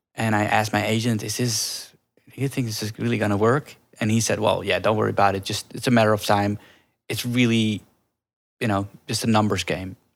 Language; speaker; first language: English; early bilingual, other home language; Dutch